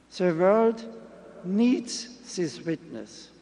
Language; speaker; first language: English; non-native, fluent; German